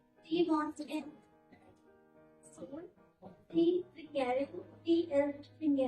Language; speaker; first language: German; non-native, learner; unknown